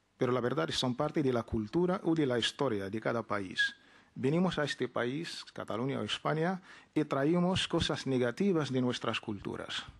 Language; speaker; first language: Spanish; non-native, fluent; Arabic